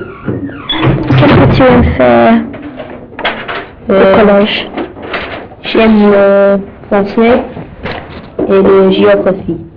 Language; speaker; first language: French; non-native, learner; English